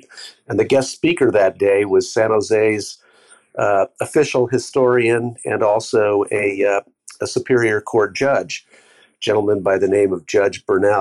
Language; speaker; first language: English; native; English